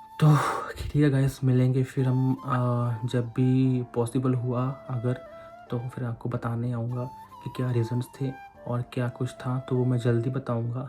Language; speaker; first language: Hindi; non-native, local second language; Punjabi